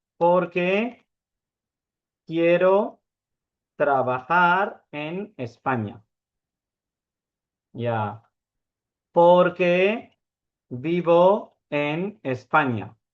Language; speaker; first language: Spanish; non-native, fluent; Urdu